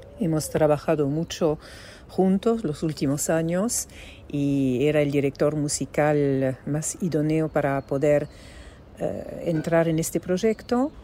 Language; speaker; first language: Spanish; non-native, fluent; French